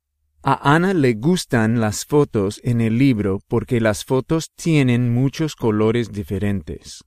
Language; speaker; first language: Spanish; non-native, fluent; English